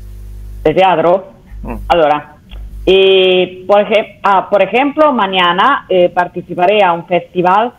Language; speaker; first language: Spanish; non-native, fluent; Italian